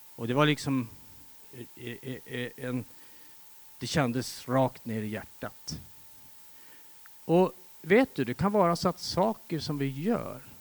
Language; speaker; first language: Swedish; native; Swedish